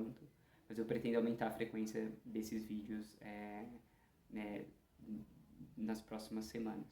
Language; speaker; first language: Portuguese; native; Portuguese